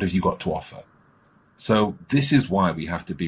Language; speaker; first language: English; native; English